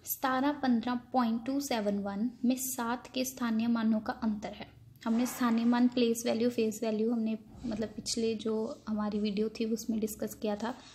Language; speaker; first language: Hindi; non-native, local second language; Punjabi